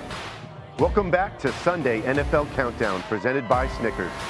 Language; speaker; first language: English; native; English